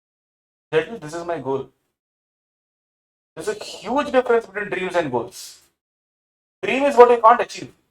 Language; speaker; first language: English; non-native, local second language; Tamil